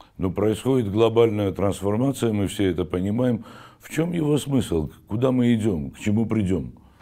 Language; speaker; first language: Russian; non-native, local second language; Armenian